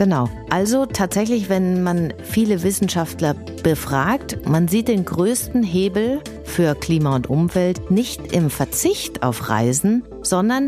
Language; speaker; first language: German; native; German